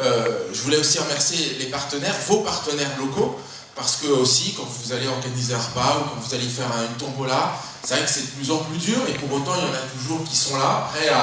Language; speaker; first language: French; native; French